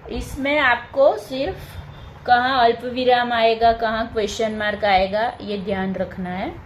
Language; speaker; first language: Hindi; non-native, local second language; Gujarati